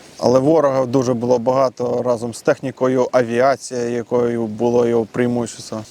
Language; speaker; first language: Ukrainian; non-native, local second language; Russian